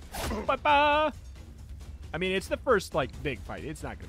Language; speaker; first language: English; native; English